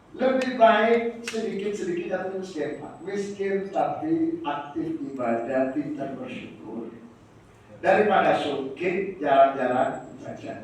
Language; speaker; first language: Indonesian; non-native, local second language; Javanese